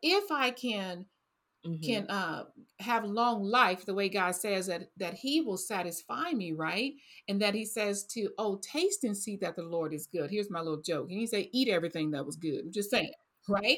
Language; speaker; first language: English; native; English